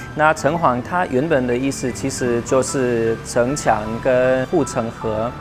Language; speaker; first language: Chinese; non-native, fluent; German